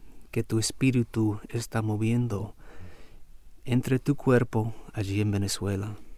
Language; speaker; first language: Spanish; non-native, fluent; English